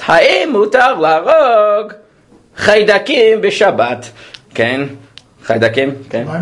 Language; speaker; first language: Hebrew; non-native, fluent; English